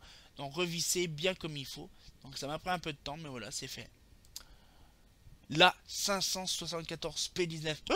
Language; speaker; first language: French; native; French